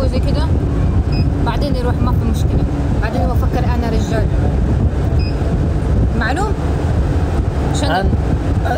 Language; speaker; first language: Arabic; non-native, learner; Pashto